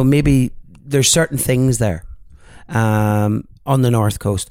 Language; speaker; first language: English; native; English